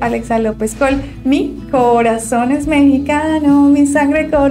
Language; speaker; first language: Spanish; native; Spanish